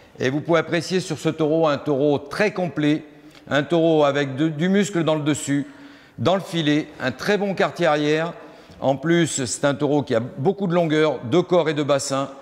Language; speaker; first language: French; native; French